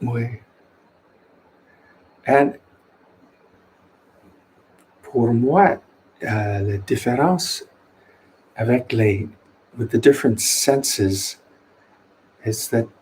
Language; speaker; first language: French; non-native, learner; English